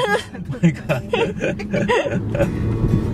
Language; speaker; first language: English; non-native, learner; Korean